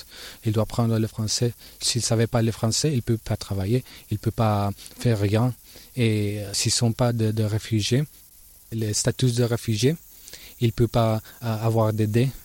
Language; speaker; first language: French; non-native, learner; Spanish